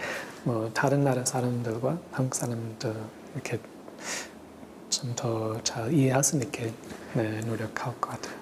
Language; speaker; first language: Korean; non-native, fluent; English